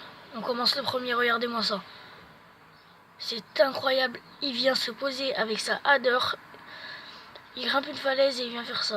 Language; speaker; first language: French; native; French